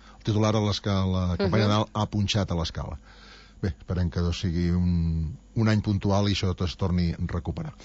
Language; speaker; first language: Catalan; non-native, local second language; Spanish